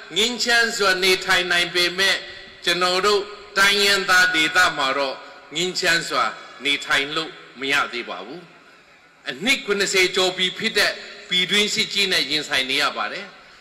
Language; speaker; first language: Burmese; non-native, local second language; Hakha Chin